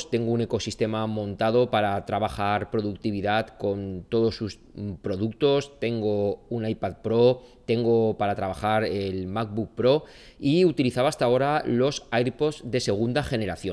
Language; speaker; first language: Spanish; native; Spanish